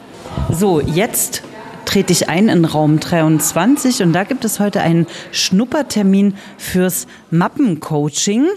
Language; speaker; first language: German; native; German